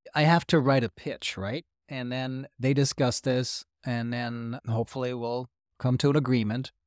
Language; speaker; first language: English; non-native, fluent; German